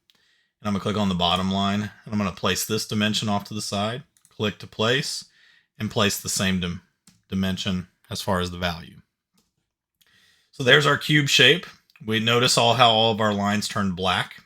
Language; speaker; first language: English; native; English